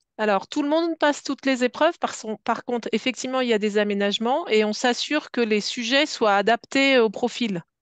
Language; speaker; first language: French; native; French